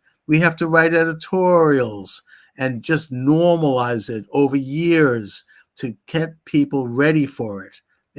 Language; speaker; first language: English; native; English